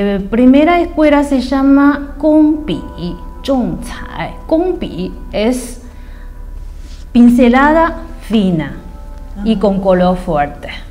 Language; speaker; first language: Spanish; non-native, fluent; Chinese